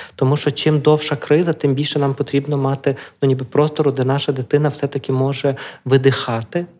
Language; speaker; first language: Ukrainian; native; Ukrainian